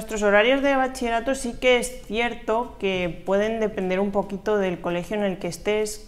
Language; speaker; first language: Spanish; native; Spanish